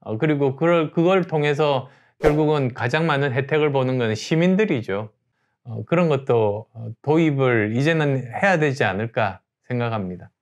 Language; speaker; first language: Korean; native; Korean